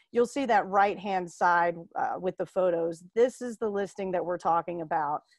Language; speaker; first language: English; native; English